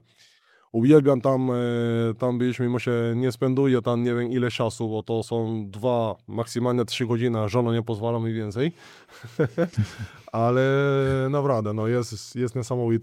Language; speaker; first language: Polish; non-native, learner; Spanish